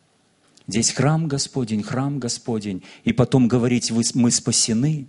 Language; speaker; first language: Russian; native; Russian